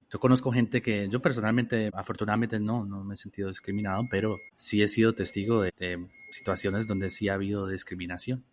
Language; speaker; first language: Spanish; native; Spanish